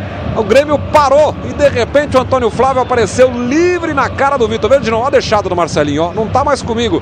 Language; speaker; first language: Portuguese; native; Portuguese